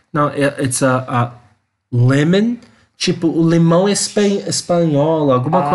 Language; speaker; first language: Portuguese; non-native, learner; English